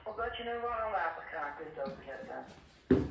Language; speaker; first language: Dutch; native; Dutch